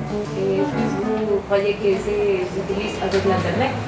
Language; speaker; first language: French; non-native, learner; Spanish